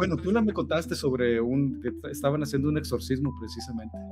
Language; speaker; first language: Spanish; native; Spanish